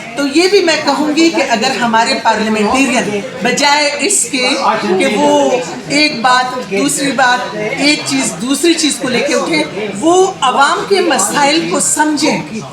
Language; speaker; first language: Urdu; non-native, local second language; Pashto